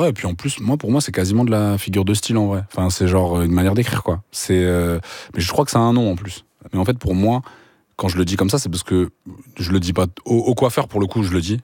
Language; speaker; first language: French; native; French